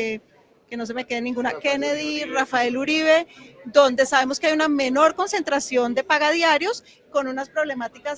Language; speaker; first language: Spanish; native; Spanish